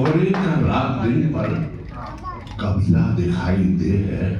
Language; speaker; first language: Hindi; native; Hindi